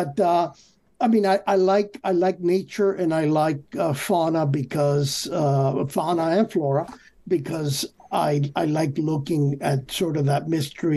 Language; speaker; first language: English; early bilingual, other home language; Spanish